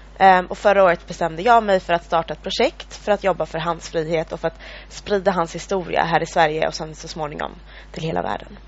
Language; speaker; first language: Swedish; early bilingual, other home language; Tigrinya